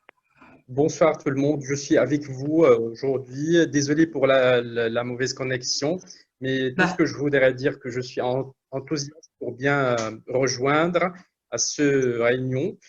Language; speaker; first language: French; non-native, learner; Arabic